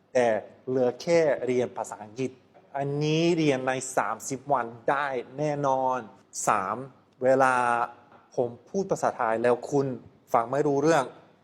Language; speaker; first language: Thai; non-native, fluent; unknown